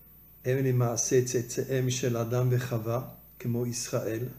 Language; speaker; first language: Hebrew; non-native, fluent; French